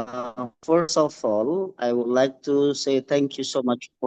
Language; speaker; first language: English; non-native, fluent; Indonesian